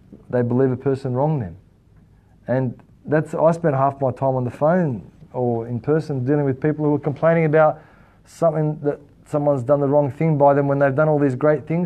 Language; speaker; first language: English; native; English